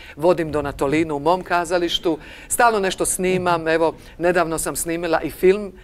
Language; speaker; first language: Croatian; native; Croatian